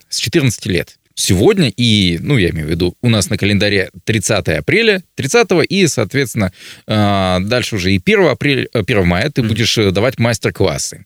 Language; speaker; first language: Russian; native; Russian